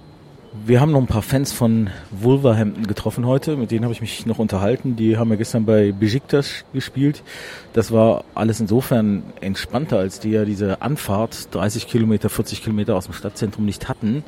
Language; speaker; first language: German; native; German